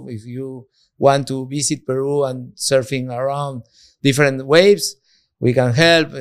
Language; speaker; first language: English; non-native, learner; Spanish